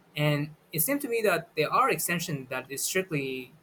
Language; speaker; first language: English; non-native, fluent; Vietnamese